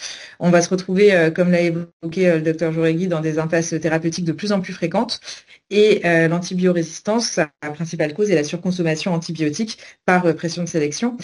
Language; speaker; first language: French; native; French